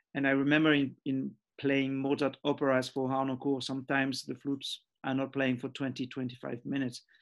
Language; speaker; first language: English; early bilingual, other home language; French